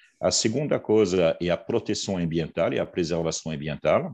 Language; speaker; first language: Portuguese; non-native, fluent; French